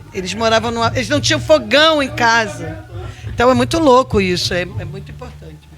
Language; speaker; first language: Portuguese; native; Portuguese